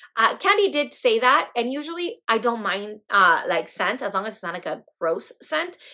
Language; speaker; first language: English; native; English